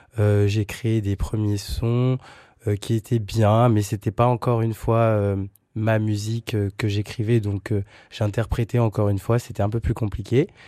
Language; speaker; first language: French; early bilingual, other home language; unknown